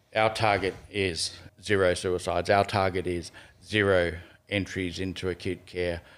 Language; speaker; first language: English; native; English